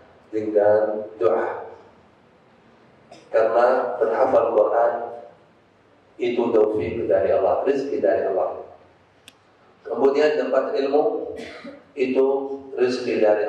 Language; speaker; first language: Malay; non-native, fluent; Arabic